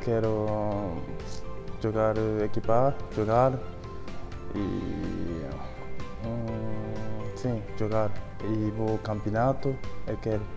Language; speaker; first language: Portuguese; non-native, learner; Japanese